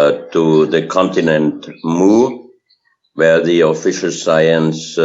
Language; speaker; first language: English; non-native, fluent; German